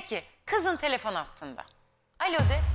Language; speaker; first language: Turkish; native; Turkish